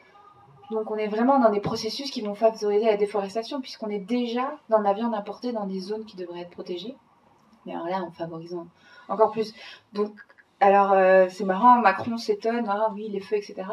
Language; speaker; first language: French; native; French